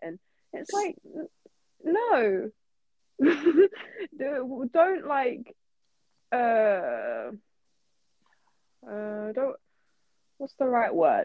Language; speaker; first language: English; native; English